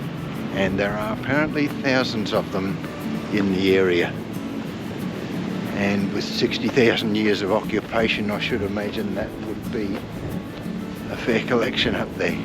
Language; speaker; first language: English; native; English